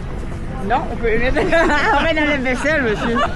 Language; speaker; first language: French; native; French